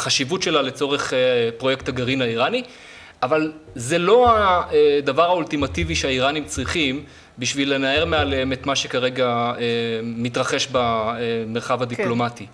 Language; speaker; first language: Hebrew; native; Hebrew